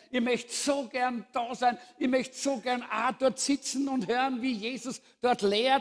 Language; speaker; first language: German; native; German